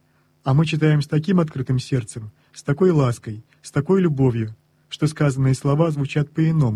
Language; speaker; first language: Russian; native; Russian